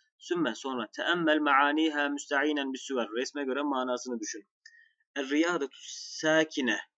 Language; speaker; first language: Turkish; native; Turkish